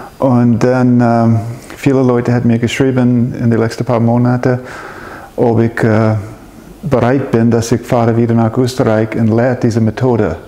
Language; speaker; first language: German; non-native, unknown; English